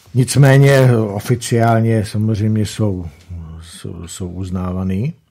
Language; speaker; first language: Czech; native; Czech